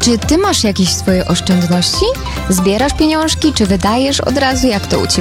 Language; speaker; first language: Polish; native; Polish